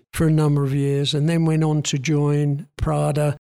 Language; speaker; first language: English; native; English